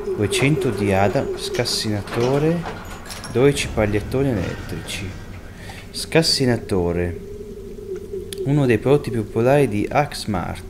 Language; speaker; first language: Italian; native; Italian